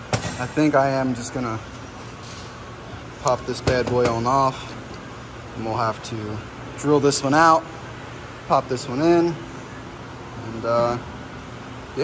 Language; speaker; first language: English; native; English